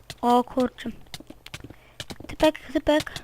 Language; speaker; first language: Polish; native; Polish